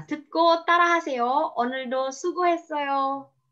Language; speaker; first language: Korean; non-native, fluent; Indonesian